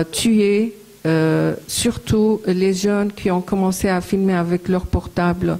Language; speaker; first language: French; non-native, fluent; Arabic